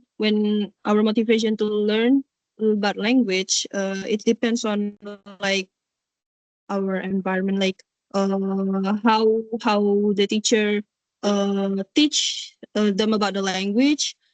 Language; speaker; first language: English; non-native, learner; Indonesian